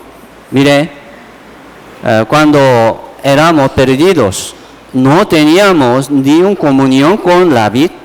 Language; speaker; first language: Spanish; non-native, fluent; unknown